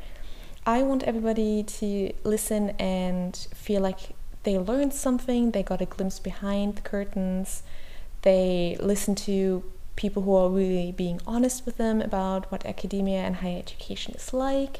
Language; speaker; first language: English; non-native, fluent; German